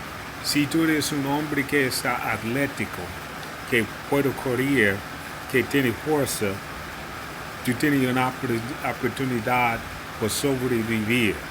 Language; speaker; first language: Spanish; non-native, learner; English